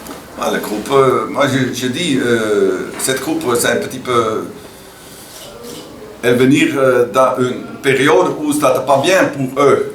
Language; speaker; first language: French; non-native, learner; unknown